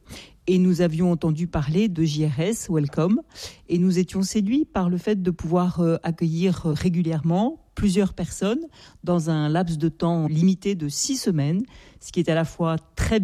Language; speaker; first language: French; native; French